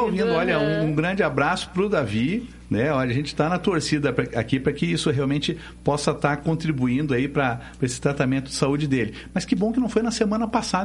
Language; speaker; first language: Portuguese; native; Portuguese